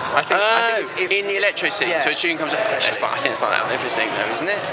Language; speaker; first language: English; native; English